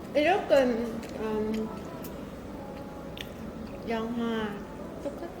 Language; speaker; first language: Korean; non-native, learner; Vietnamese